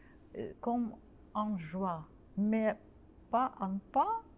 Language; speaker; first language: French; non-native, learner; Russian